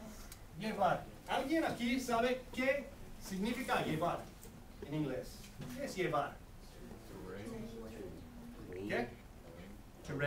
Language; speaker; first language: Spanish; non-native, fluent; English